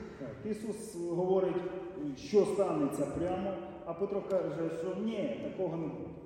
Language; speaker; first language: Polish; non-native, learner; Ukrainian